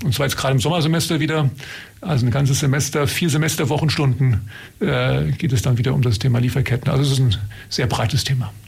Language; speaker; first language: German; native; German